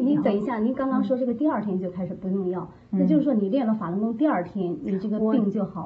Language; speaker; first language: Chinese; native; Chinese